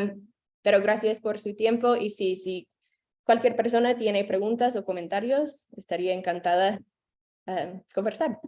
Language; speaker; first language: Spanish; non-native, fluent; English